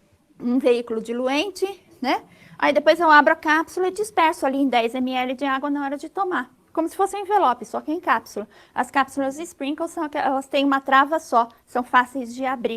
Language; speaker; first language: Portuguese; native; Portuguese